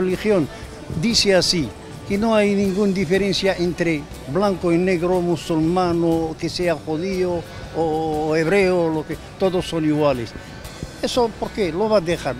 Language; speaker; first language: Spanish; non-native, learner; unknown